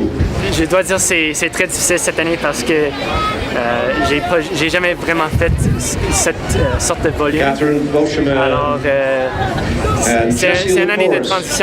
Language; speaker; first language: French; non-native, local second language; English